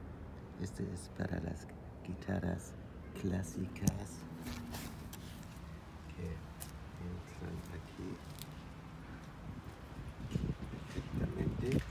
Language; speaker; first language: Spanish; non-native, fluent; German